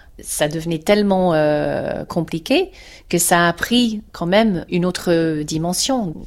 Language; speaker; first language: French; non-native, fluent; English